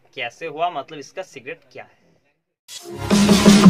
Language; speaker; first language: Hindi; non-native, local second language; Bangla